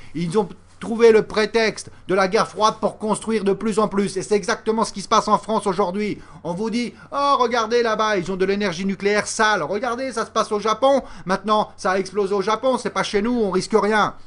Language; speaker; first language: French; native; French